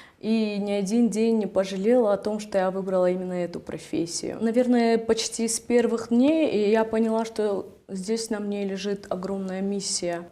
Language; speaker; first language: Russian; non-native, local second language; Ossetic